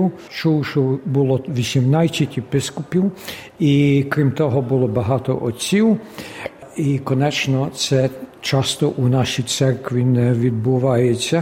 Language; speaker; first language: Ukrainian; early bilingual, heritage; Ukrainian